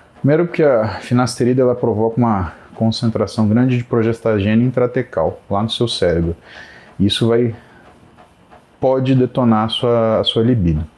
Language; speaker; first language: Portuguese; native; Portuguese